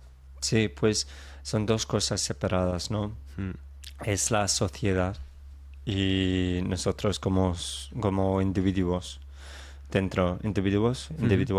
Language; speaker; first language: Spanish; non-native, fluent; English